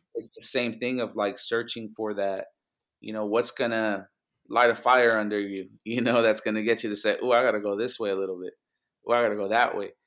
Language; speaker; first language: English; early bilingual, other home language; Spanish